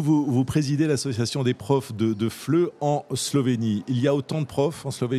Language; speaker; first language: French; native; French